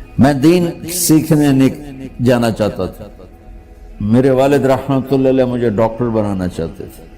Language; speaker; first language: Urdu; non-native, local second language; Punjabi